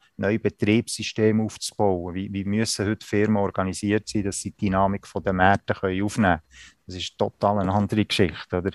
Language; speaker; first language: German; native; German